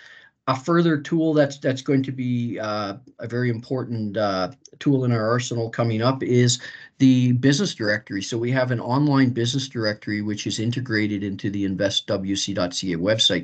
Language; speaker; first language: English; native; English